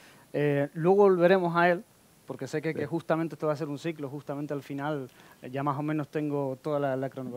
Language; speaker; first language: Spanish; native; Spanish